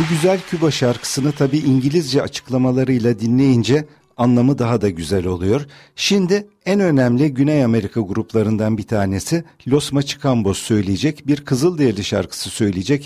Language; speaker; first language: Turkish; native; Turkish